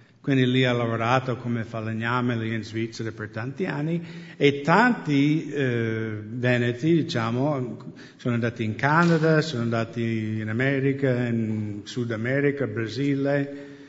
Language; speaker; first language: Italian; non-native, fluent; English